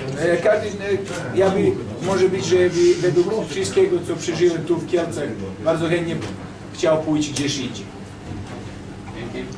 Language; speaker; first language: Polish; non-native, fluent; Serbian